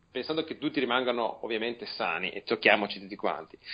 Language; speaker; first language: Italian; native; Italian